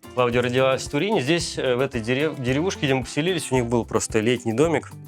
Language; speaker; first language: Russian; native; Russian